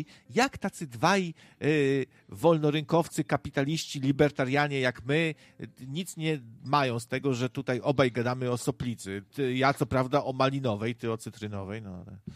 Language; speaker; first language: Polish; native; Polish